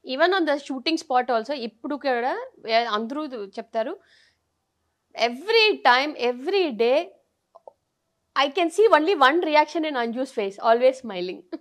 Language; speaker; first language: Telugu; non-native, fluent; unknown